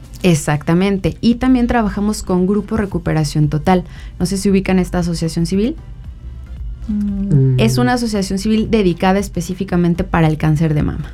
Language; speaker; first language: Spanish; native; Spanish